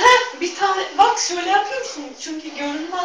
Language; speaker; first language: Turkish; non-native, learner; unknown